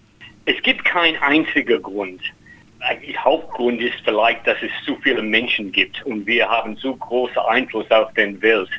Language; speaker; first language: German; non-native, learner; English